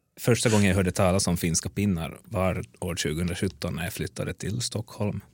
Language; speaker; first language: Swedish; native; Swedish